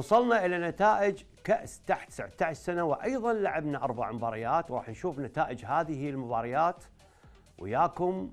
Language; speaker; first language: Arabic; native; Arabic